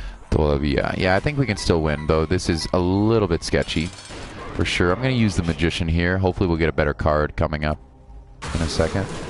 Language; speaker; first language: English; native; English